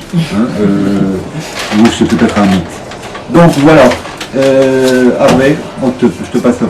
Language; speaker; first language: French; native; French